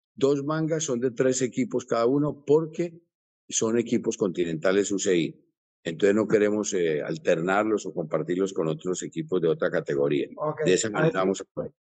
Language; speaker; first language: Spanish; native; Spanish